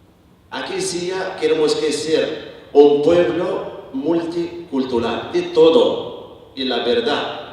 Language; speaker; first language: Spanish; non-native, learner; Arabic